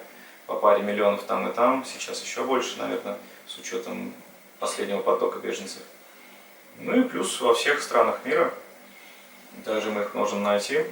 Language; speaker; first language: Russian; native; Russian